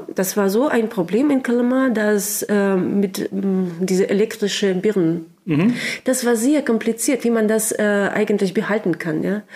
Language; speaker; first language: German; non-native, learner; Russian